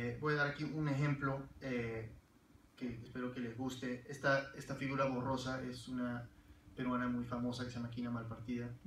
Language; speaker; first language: Spanish; early bilingual, heritage; Spanish